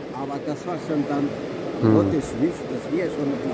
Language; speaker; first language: German; non-native, learner; Albanian